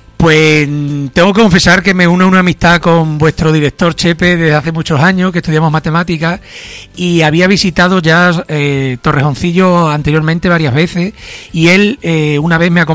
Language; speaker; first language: Spanish; native; Spanish